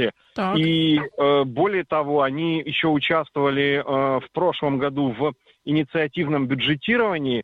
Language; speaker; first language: Russian; native; Russian